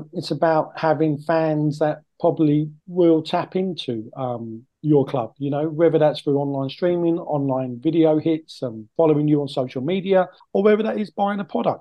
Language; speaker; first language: English; native; English